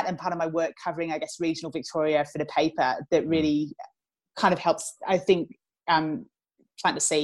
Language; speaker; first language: English; native; English